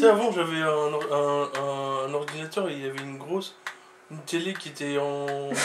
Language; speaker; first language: French; native; French